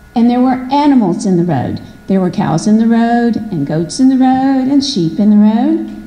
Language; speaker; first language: English; native; English